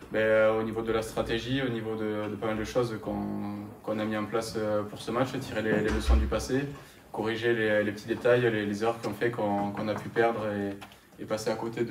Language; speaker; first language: French; native; French